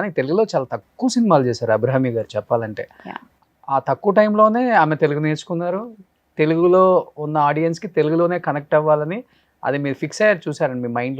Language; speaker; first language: Telugu; native; Telugu